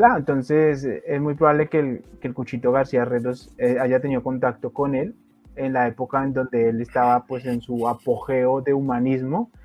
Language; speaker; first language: Spanish; native; Spanish